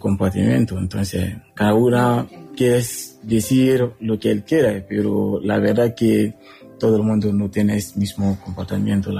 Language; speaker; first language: Spanish; non-native, learner; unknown